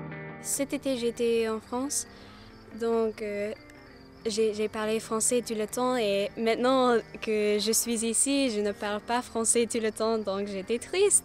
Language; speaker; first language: French; non-native, learner; English